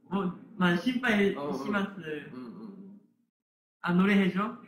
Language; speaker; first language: Japanese; non-native, learner; Korean